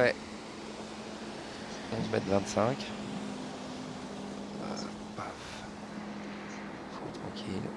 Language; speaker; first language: French; native; French